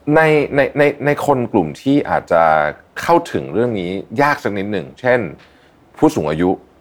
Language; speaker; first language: Thai; native; Thai